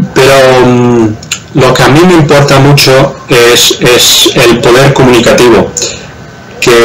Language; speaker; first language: Spanish; non-native, fluent; Dutch